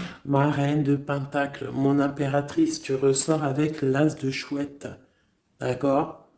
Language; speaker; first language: French; native; French